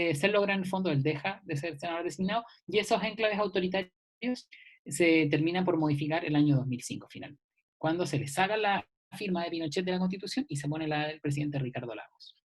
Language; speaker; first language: Spanish; native; Spanish